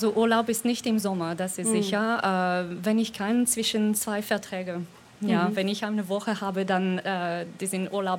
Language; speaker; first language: German; non-native, fluent; French